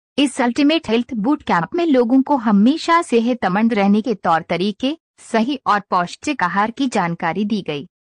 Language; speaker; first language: Hindi; native; Hindi